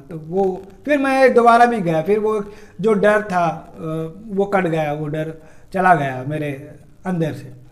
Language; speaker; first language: Hindi; non-native, local second language; Bangla